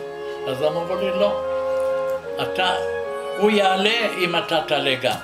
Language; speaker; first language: Hebrew; non-native, fluent; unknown